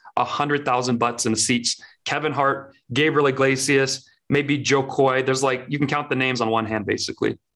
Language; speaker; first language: English; early bilingual, other home language; Persian